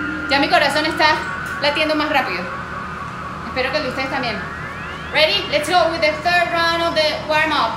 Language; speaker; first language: English; non-native, fluent; Spanish